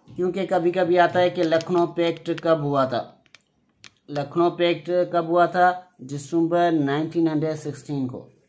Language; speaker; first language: Urdu; non-native, local second language; Sindhi